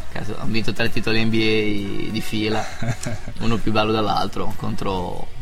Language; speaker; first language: Italian; native; Italian